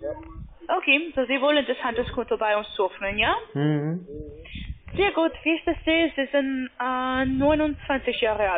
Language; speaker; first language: German; non-native, learner; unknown